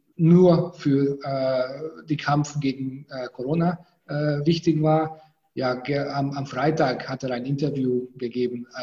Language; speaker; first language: German; non-native, fluent; Hungarian